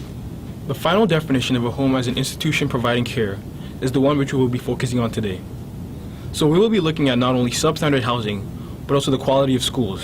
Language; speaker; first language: English; early bilingual, other home language; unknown